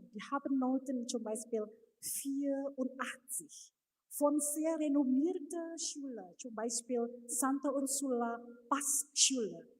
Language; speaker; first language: German; non-native, fluent; Indonesian